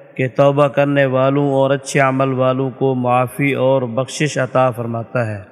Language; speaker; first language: Urdu; native; Urdu